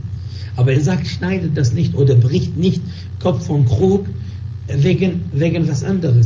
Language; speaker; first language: German; non-native, fluent; Arabic